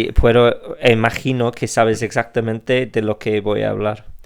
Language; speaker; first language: Spanish; non-native, fluent; English